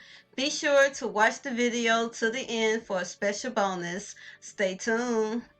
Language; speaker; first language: English; native; English